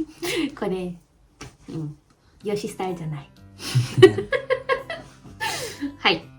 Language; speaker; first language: Japanese; non-native, learner; German